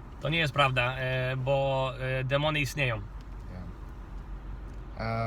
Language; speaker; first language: Polish; non-native, fluent; Kinyarwanda